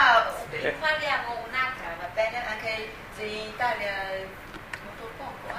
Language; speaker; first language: Italian; non-native, learner; Chinese